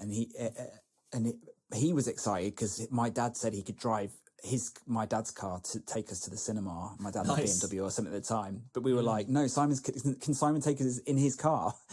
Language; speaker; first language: English; native; English